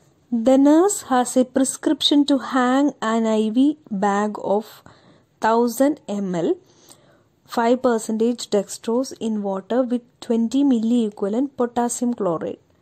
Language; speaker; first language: English; non-native, local second language; Malayalam